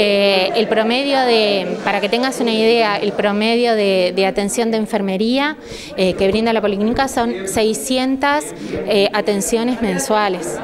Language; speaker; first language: Spanish; native; Spanish